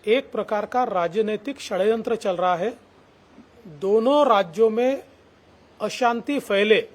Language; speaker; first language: Hindi; non-native, local second language; Marathi